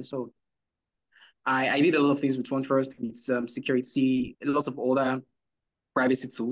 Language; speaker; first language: English; non-native, local second language; Yoruba